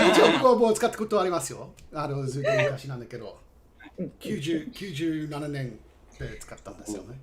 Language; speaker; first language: Japanese; non-native, fluent; English